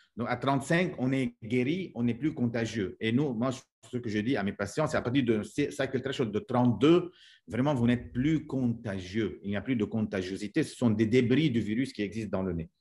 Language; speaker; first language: French; non-native, local second language; Arabic